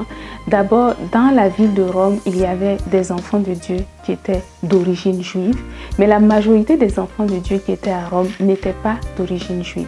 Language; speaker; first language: French; native; French